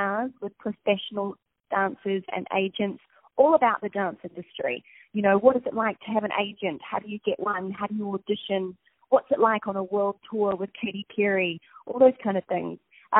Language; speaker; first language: English; native; English